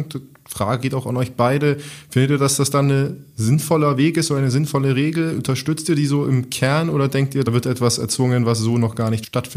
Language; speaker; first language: German; native; German